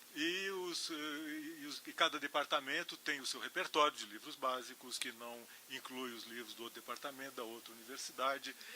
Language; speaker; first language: Portuguese; native; Portuguese